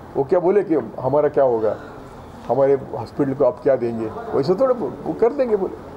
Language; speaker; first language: Hindi; non-native, local second language; Marathi